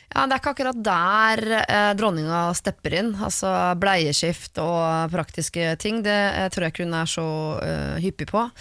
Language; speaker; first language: Norwegian; native; Norwegian